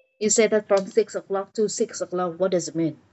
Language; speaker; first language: English; non-native, fluent; Vietnamese